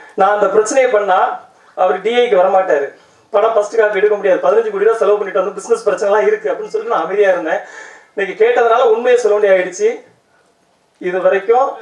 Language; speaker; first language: Tamil; native; Tamil